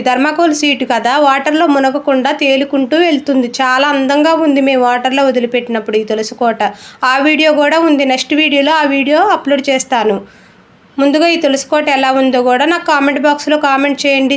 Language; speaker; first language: Telugu; native; Telugu